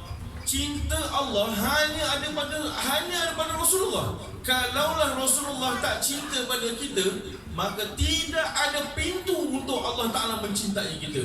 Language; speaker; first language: Malay; native; Malay